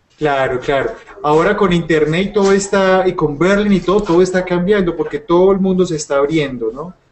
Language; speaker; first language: Spanish; native; Spanish